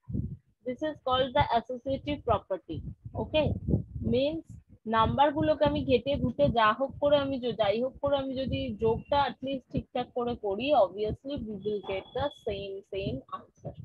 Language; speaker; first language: English; non-native, local second language; Bangla